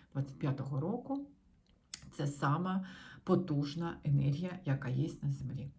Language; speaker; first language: Ukrainian; non-native, local second language; Russian